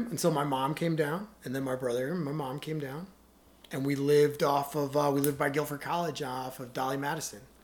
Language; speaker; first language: English; native; English